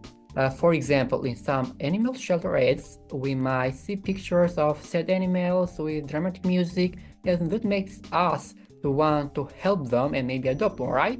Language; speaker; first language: English; non-native, fluent; Albanian